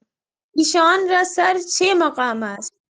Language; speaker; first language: Persian; non-native, learner; Urdu